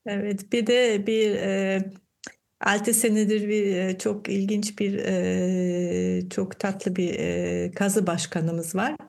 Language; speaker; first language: Turkish; non-native, fluent; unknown